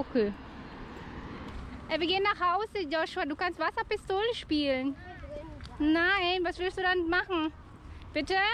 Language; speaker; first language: German; non-native, fluent; Filipino